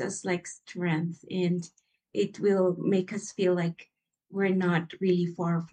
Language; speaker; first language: English; non-native, local second language; Cebuano